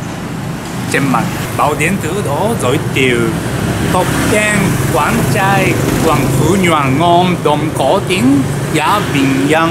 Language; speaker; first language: Vietnamese; non-native, learner; Japanese